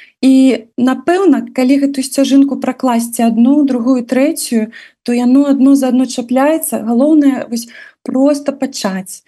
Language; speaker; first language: Belarusian; non-native, local second language; Russian